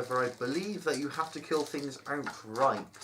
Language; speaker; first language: English; native; English